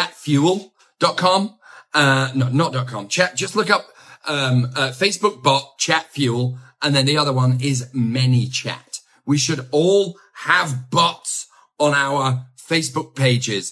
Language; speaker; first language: English; native; English